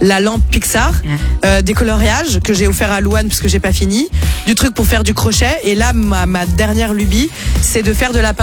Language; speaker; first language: French; native; French